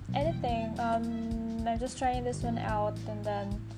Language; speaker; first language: English; non-native, local second language; Cebuano